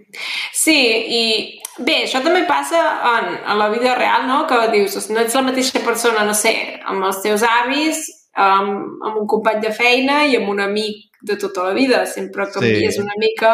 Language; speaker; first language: Catalan; native; Catalan